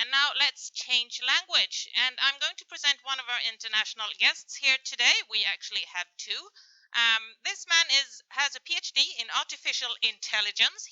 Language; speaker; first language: English; non-native, fluent; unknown